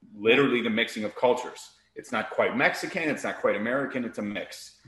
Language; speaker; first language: English; native; English